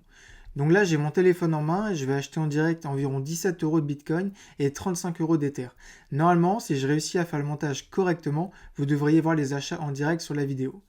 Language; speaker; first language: French; native; French